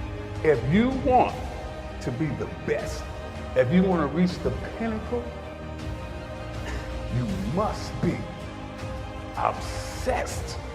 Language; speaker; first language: English; native; English